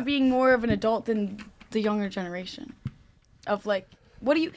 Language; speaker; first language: English; native; English